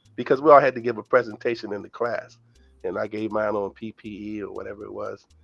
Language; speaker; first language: English; native; English